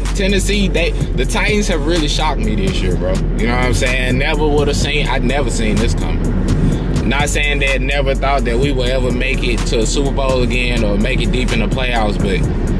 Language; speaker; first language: English; native; English